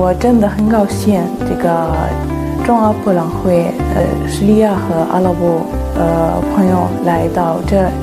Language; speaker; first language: Chinese; non-native, fluent; Arabic